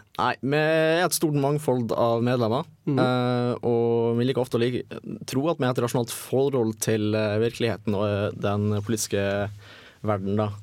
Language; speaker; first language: Norwegian; native; Norwegian